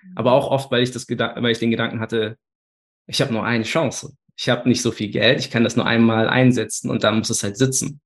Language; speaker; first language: German; early bilingual, other home language; Turkish